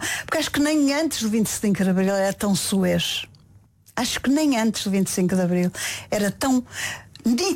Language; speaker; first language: Portuguese; native; Portuguese